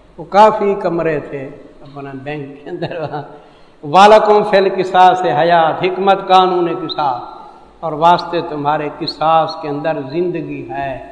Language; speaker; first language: Urdu; non-native, local second language; Saraiki